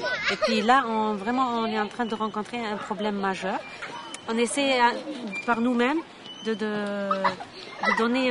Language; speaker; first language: French; non-native, local second language; Arabic